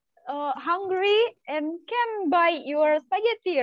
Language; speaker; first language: English; non-native, learner; Malay